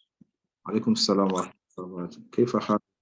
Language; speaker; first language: Arabic; non-native, fluent; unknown